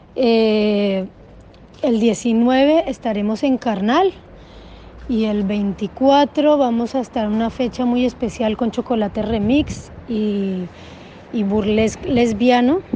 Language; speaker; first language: Spanish; native; Spanish